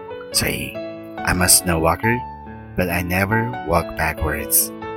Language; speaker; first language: English; non-native, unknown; Chinese